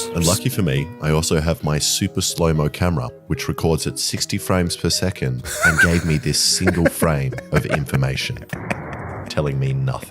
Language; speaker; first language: English; native; English